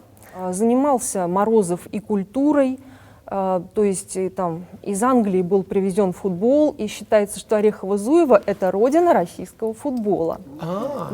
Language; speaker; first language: Russian; native; Russian